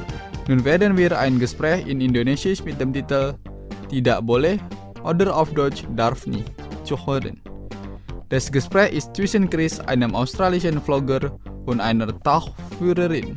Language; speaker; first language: German; non-native, fluent; Indonesian